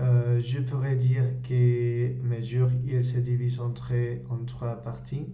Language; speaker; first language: French; non-native, learner; Spanish